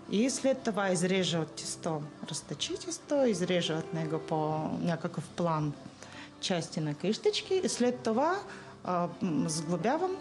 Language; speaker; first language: Bulgarian; non-native, learner; Russian